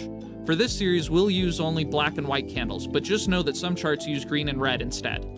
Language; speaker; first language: English; native; English